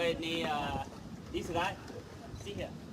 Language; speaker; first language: English; non-native, learner; Hmong